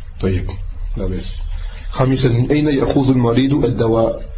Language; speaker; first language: Arabic; non-native, fluent; French